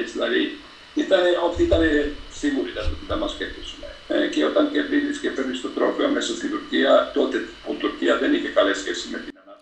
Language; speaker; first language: Greek; non-native, fluent; Serbian